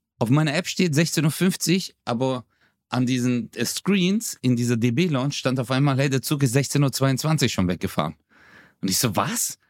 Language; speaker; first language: German; early bilingual, other home language; Turkish